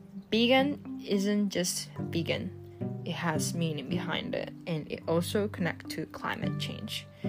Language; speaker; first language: English; non-native, fluent; Japanese